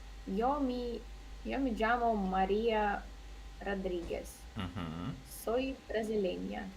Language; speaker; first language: Spanish; non-native, learner; Russian